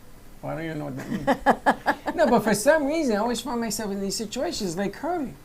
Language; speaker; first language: English; native; English